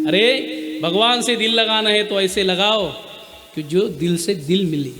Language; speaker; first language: Hindi; non-native, local second language; Marathi